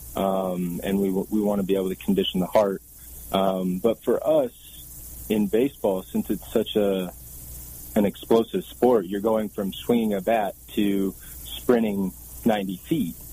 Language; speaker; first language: English; native; English